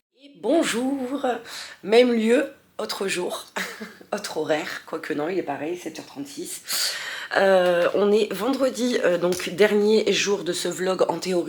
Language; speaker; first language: French; native; French